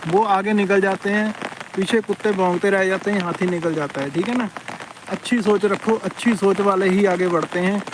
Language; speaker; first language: Hindi; non-native, local second language; Punjabi